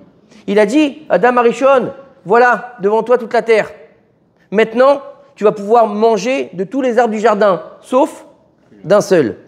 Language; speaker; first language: French; native; French